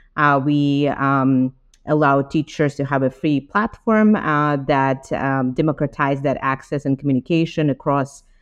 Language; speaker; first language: English; non-native, fluent; Ukrainian